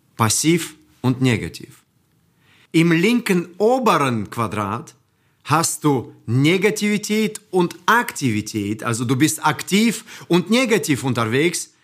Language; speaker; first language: German; non-native, fluent; Russian